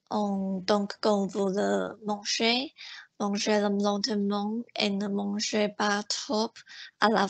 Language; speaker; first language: French; non-native, learner; Chinese